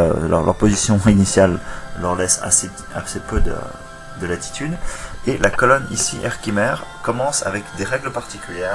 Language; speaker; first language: French; native; French